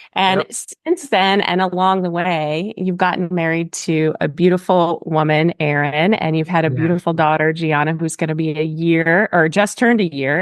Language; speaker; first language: English; native; English